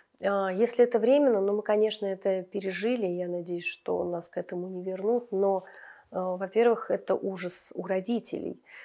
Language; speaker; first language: Russian; native; Russian